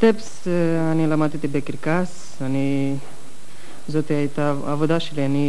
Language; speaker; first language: Hebrew; non-native, fluent; Romanian